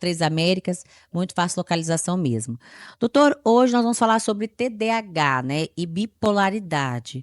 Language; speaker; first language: Portuguese; native; Portuguese